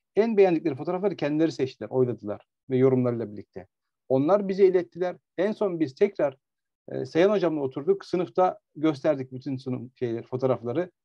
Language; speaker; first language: Turkish; native; Turkish